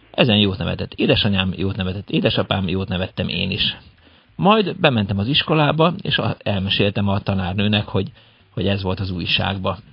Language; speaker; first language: Hungarian; native; Hungarian